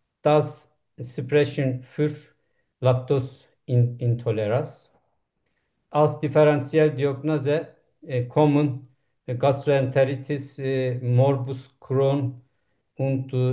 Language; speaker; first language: German; non-native, learner; Turkish